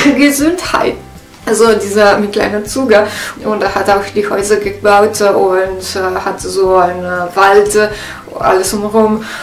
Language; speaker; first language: German; non-native, learner; Italian